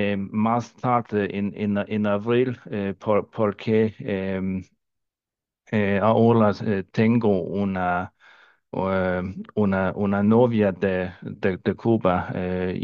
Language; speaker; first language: Spanish; non-native, fluent; Danish